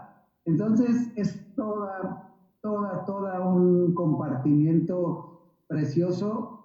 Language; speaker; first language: Spanish; native; Spanish